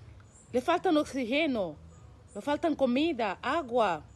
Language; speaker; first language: Spanish; non-native, local second language; Haitian Creole